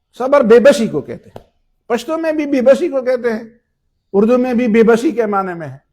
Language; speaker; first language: Urdu; non-native, local second language; Pashto